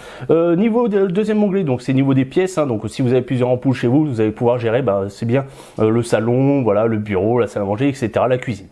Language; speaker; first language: French; native; French